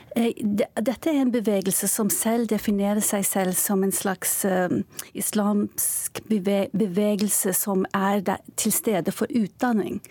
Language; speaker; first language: Norwegian; non-native, fluent; Turkish